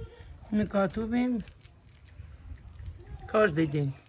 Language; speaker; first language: Russian; non-native, learner; Azerbaijani